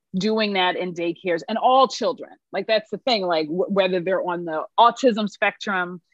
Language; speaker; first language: English; native; English